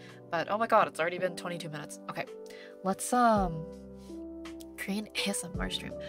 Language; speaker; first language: English; early bilingual, other home language; Korean